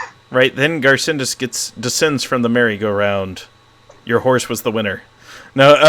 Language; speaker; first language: English; native; English